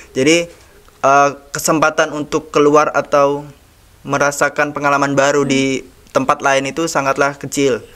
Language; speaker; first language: Indonesian; native; Indonesian